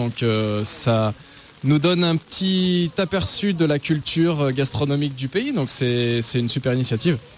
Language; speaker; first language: French; native; French